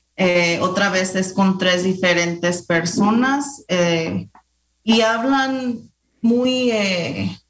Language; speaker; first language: Spanish; early bilingual, heritage; Spanish